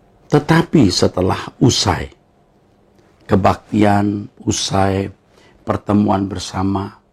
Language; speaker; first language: Indonesian; native; Indonesian